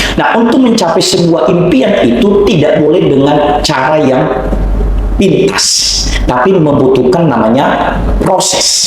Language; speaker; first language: Indonesian; non-native, local second language; Nias